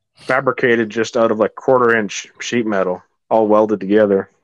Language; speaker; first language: English; native; English